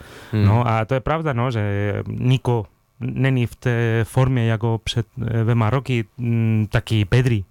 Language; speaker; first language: Czech; non-native, fluent; Spanish